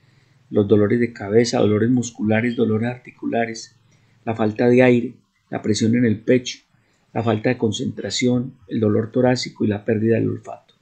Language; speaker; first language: Spanish; native; Spanish